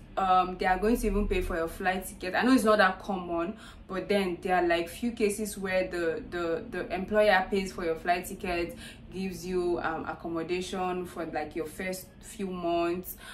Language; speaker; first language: English; non-native, local second language; Yoruba